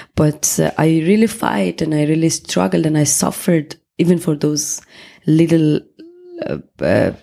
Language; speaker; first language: English; non-native, fluent; Persian